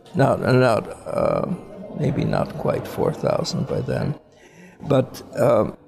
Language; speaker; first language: English; early bilingual, other home language; Polish